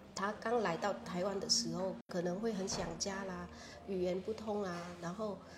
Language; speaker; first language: Chinese; non-native, fluent; Vietnamese